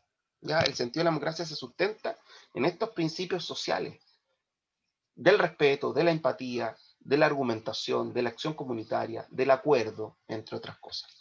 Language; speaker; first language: Spanish; native; Spanish